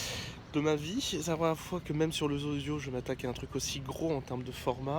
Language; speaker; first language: French; native; French